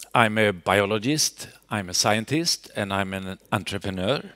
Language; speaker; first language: English; non-native, fluent; Swedish